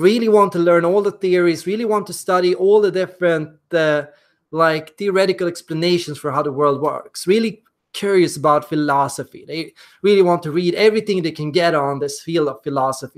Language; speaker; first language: English; non-native, fluent; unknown